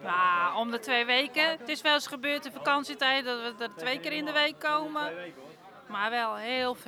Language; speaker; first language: Dutch; native; Dutch